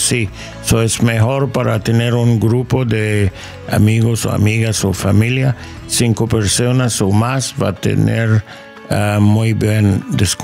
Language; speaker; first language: Spanish; non-native, learner; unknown